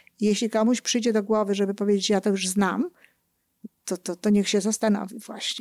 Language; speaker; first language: Polish; native; Polish